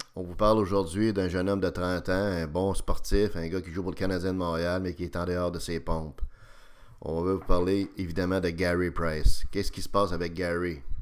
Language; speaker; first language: French; native; French